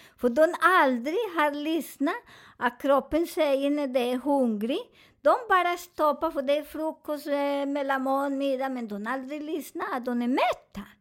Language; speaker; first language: Swedish; non-native, learner; Spanish